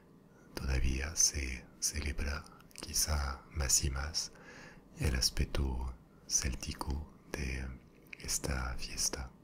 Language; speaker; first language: Spanish; non-native, fluent; French